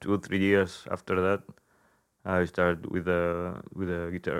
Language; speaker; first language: English; non-native, fluent; Spanish